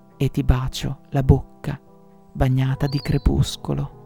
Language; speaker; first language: Italian; native; Italian